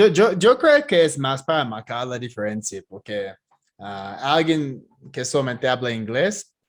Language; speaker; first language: Spanish; non-native, fluent; English